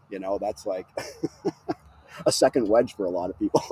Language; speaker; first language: English; native; English